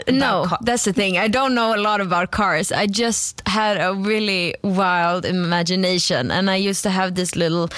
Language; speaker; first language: English; non-native, fluent; Swedish